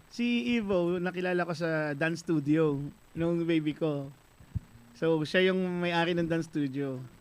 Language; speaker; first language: Filipino; native; Filipino